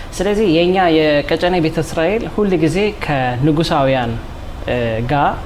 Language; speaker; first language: Amharic; native; Amharic